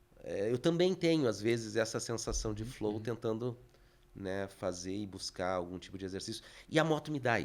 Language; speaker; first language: Portuguese; native; Portuguese